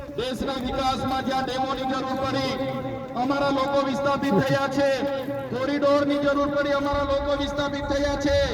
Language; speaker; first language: Gujarati; non-native, local second language; Vasavi